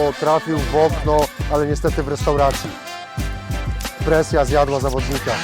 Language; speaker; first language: Polish; native; Polish